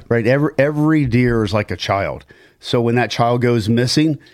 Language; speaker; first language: English; native; English